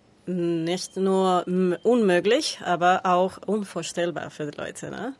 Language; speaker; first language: German; non-native, learner; Spanish